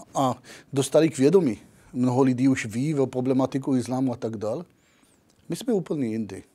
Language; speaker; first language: Czech; non-native, learner; Hebrew